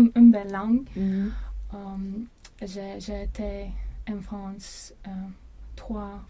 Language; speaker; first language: French; non-native, learner; Latvian